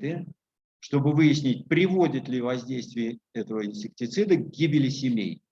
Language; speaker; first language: Russian; native; Russian